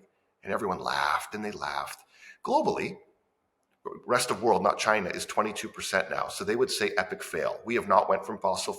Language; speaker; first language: English; native; English